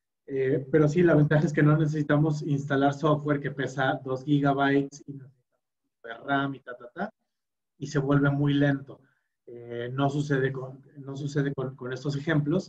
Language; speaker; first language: Spanish; native; Spanish